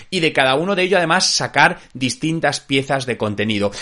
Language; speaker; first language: Spanish; native; Spanish